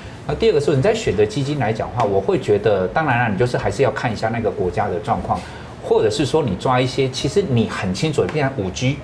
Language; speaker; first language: Chinese; native; Chinese